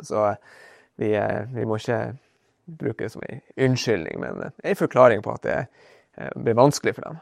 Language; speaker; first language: Norwegian; native; Norwegian